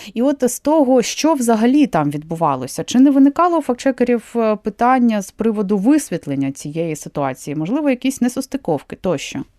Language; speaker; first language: Ukrainian; native; Ukrainian